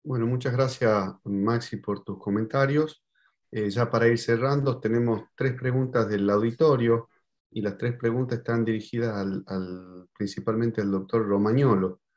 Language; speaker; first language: Spanish; native; Spanish